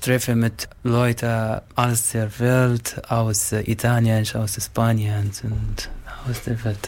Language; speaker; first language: German; non-native, learner; Arabic